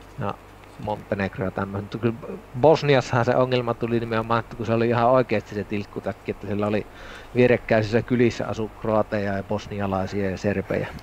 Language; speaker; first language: Finnish; native; Finnish